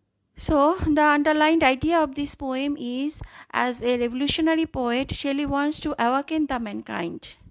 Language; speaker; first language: English; non-native, local second language; Bangla